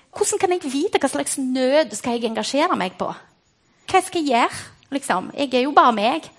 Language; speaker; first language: Norwegian; non-native, fluent; Portuguese